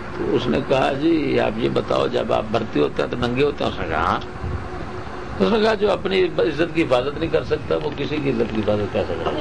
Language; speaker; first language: Urdu; native; Urdu